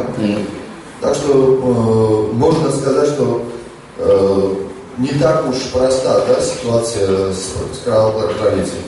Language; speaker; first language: Russian; non-native, fluent; Georgian